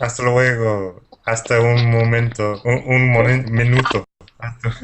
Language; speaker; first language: Spanish; non-native, fluent; English